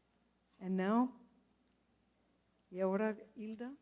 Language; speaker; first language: Spanish; non-native, fluent; English